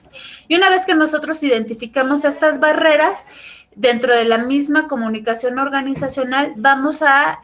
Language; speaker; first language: Spanish; native; Spanish